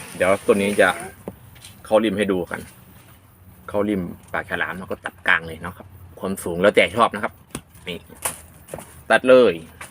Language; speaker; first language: Thai; non-native, local second language; Northeastern Thai